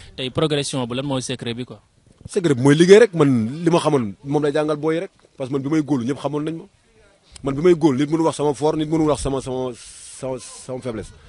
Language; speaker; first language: Wolof; native; Wolof